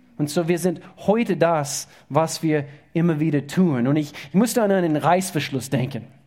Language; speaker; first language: German; non-native, fluent; English